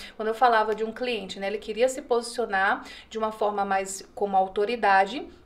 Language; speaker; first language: Portuguese; native; Portuguese